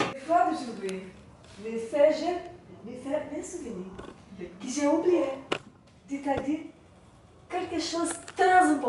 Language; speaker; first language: French; non-native, learner; Portuguese